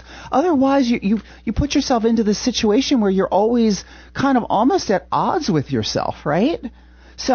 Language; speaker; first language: English; native; English